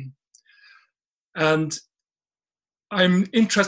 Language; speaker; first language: English; native; English